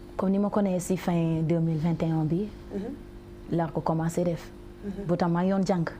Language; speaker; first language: Wolof; non-native, local second language; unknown